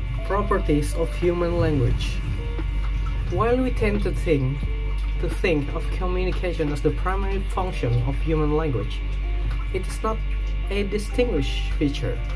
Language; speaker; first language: English; non-native, fluent; Indonesian